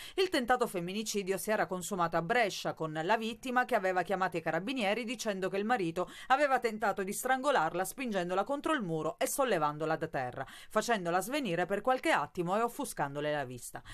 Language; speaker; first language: Italian; non-native, fluent; Polish